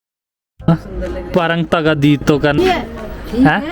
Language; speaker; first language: Filipino; non-native, learner; Punjabi